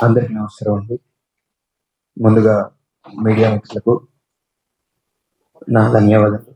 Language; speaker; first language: Telugu; native; Telugu